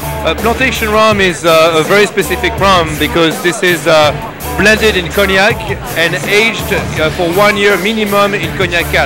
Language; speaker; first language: English; non-native, fluent; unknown